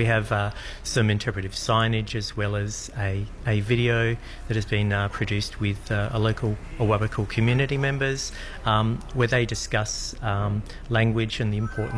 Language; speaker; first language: English; native; English